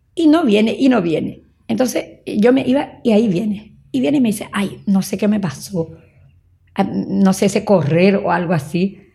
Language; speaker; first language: Spanish; native; Spanish